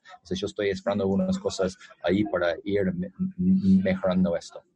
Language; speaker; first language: Spanish; non-native, fluent; English